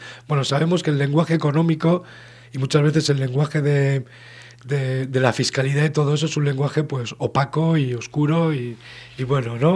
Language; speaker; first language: Spanish; native; Spanish